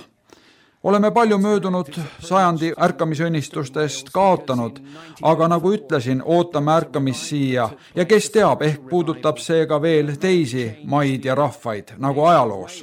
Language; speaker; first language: Estonian; native; Estonian